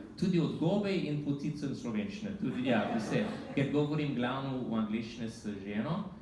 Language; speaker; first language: Slovenian; non-native, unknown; English